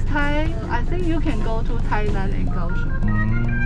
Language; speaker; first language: English; non-native, learner; Chinese